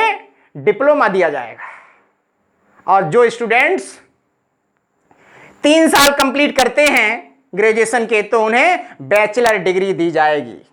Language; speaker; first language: Hindi; native; Hindi